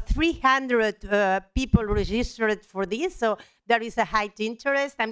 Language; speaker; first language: English; non-native, fluent; Catalan